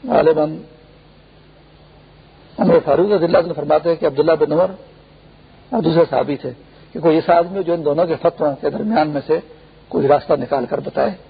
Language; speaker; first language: Urdu; non-native, local second language; Pashto